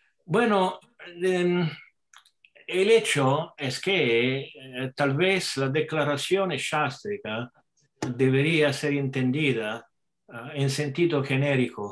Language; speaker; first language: Spanish; non-native, fluent; Italian